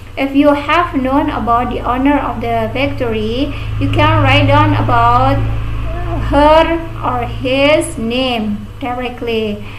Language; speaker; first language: English; non-native, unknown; Indonesian